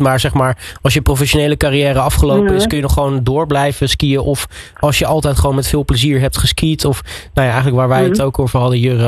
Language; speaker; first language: Dutch; native; Dutch